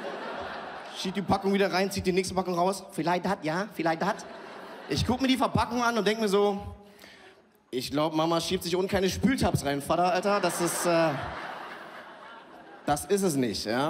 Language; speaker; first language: German; early bilingual, other home language; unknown